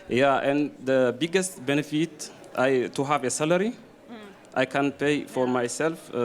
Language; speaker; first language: English; non-native, learner; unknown